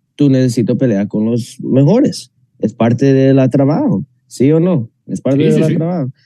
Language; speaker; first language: Spanish; non-native, fluent; English